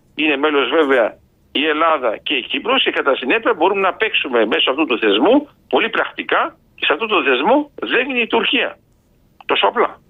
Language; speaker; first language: Greek; early bilingual, heritage; Greek